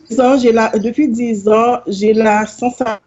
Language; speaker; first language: French; non-native, local second language; Haitian Creole